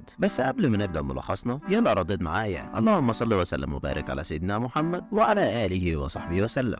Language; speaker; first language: Arabic; native; Arabic